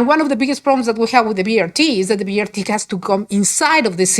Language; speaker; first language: English; non-native, fluent; Spanish